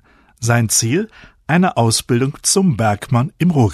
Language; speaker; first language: German; native; German